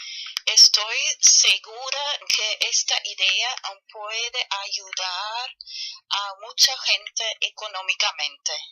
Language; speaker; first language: Spanish; non-native, fluent; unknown